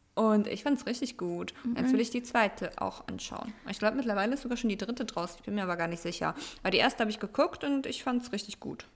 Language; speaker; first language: German; early bilingual, other home language; Russian